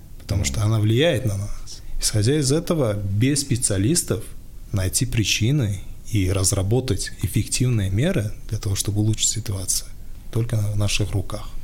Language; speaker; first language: Russian; non-native, local second language; Tajik